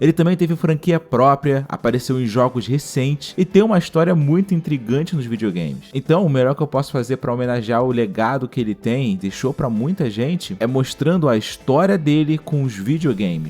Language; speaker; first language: Portuguese; native; Portuguese